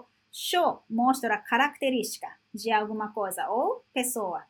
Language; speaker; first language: Portuguese; non-native, fluent; Japanese